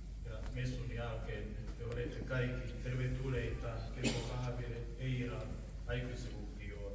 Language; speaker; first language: Finnish; non-native, fluent; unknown